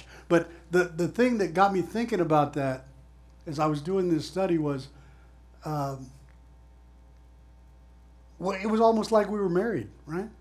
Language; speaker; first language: English; native; English